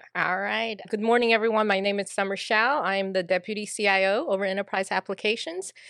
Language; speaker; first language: English; native; English